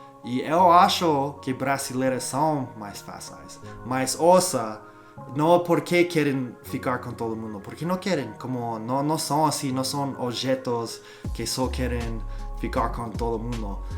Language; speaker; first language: Portuguese; non-native, learner; English